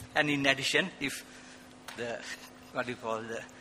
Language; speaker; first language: English; non-native, local second language; Sinhala